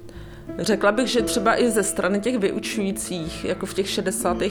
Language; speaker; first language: Czech; native; Czech